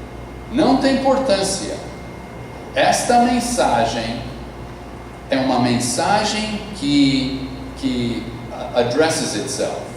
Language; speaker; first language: Portuguese; non-native, fluent; English